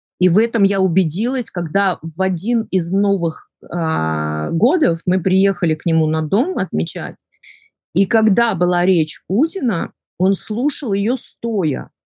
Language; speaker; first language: Russian; native; Russian